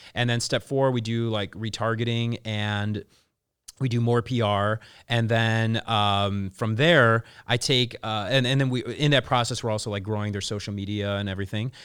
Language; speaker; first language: English; native; English